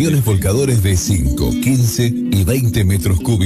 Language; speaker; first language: Spanish; native; Spanish